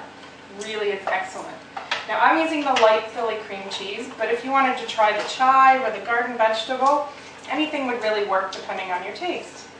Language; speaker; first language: English; native; English